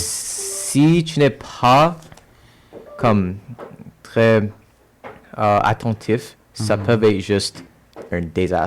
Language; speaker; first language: French; non-native, local second language; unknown